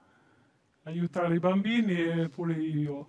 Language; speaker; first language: Italian; non-native, learner; Albanian